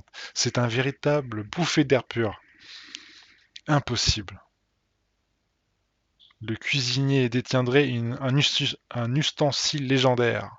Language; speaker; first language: French; native; French